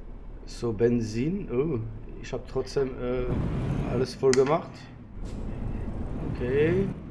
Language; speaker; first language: German; non-native, learner; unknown